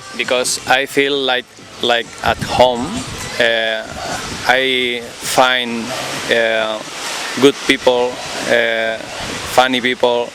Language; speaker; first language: English; non-native, learner; Spanish